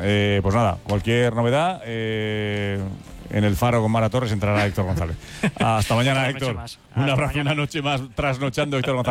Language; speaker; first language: Spanish; native; Spanish